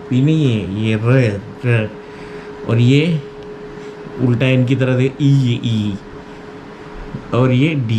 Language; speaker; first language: Hindi; non-native, local second language; Marathi